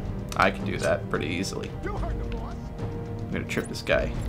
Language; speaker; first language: English; native; English